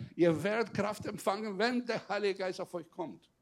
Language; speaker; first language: German; non-native, fluent; Greek